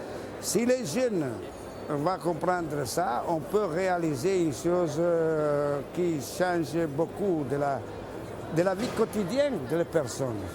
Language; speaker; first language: French; non-native, fluent; Italian